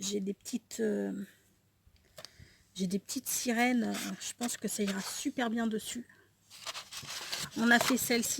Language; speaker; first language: French; native; French